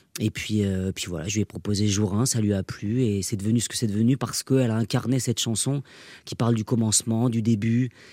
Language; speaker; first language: French; non-native, local second language; Basque